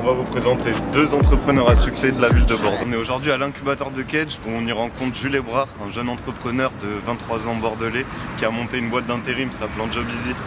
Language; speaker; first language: French; native; French